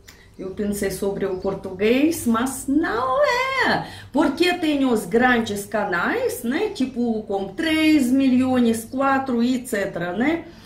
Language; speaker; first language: Portuguese; non-native, fluent; Russian